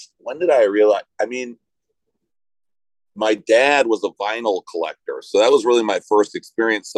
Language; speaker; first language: English; native; English